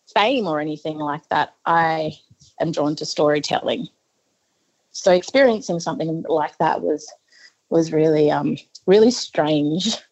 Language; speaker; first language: English; native; English